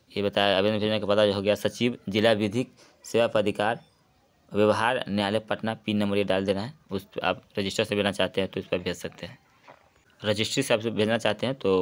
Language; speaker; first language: Hindi; native; Hindi